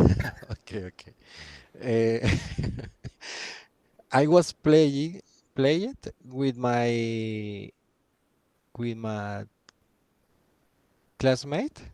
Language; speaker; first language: English; non-native, learner; Spanish